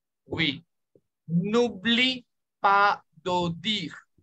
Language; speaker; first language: French; non-native, learner; Bangla